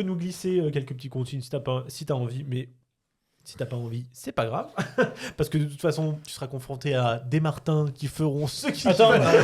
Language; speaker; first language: French; native; French